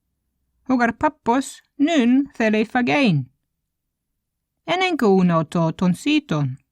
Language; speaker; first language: Greek; non-native, fluent; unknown